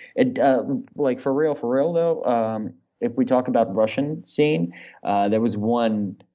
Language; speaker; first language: English; non-native, fluent; Russian